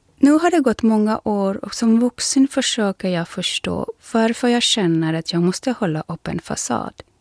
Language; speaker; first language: Swedish; non-native, fluent; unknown